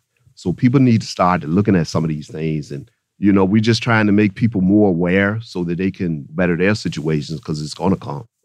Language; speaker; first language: English; native; English